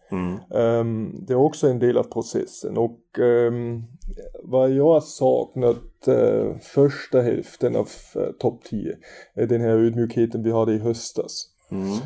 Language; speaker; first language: Swedish; non-native, fluent; German